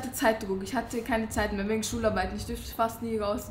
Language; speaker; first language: German; early bilingual, other home language; Persian